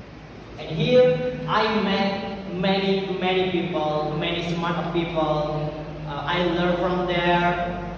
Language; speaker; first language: English; non-native, learner; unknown